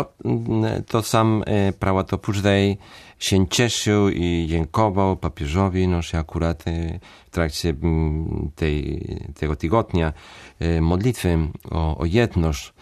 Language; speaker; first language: Polish; non-native, fluent; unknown